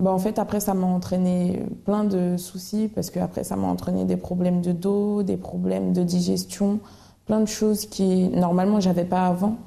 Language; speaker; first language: French; native; French